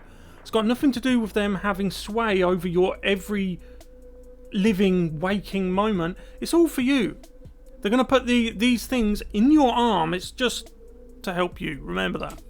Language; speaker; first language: English; native; English